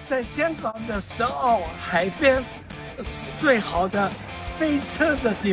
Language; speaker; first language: Chinese; non-native, local second language; Cantonese